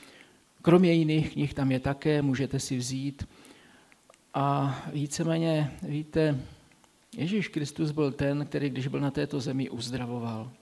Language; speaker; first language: Czech; native; Czech